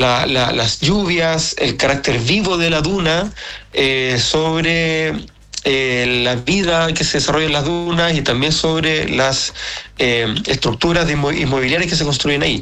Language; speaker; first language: Spanish; native; Spanish